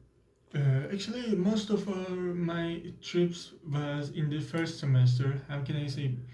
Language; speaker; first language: English; non-native, learner; Turkish